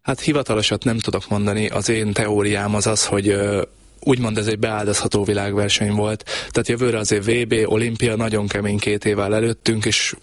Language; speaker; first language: Hungarian; native; Hungarian